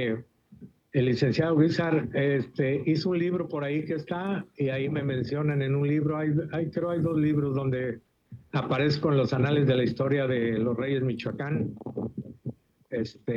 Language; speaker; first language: Spanish; native; Spanish